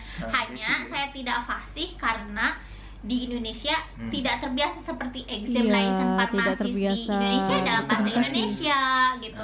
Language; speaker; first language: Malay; non-native, local second language; Sundanese